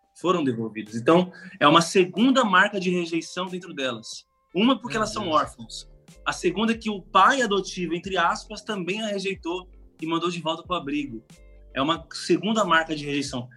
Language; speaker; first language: Portuguese; native; Portuguese